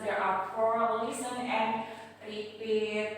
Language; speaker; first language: English; non-native, fluent; Indonesian